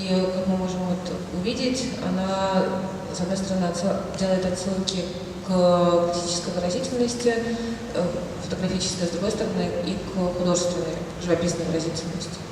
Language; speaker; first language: Russian; native; Russian